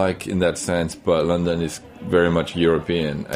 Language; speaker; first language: English; non-native, fluent; French